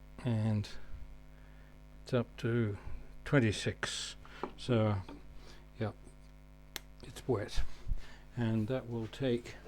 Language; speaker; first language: English; native; English